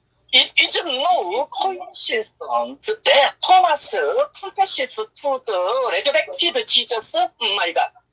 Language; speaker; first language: English; non-native, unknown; Korean